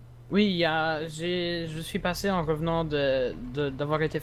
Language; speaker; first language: French; native; French